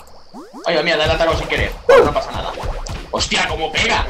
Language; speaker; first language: Spanish; native; Spanish